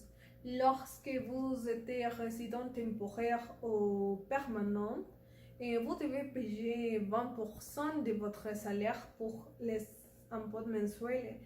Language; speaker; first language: French; non-native, learner; Spanish